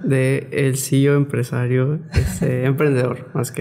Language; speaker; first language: Spanish; native; Spanish